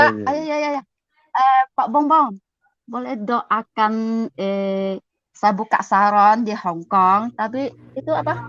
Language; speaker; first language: Indonesian; non-native, learner; Cantonese